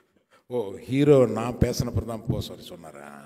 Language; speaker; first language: Tamil; non-native, local second language; Telugu